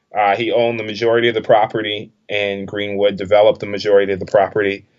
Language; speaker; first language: English; native; English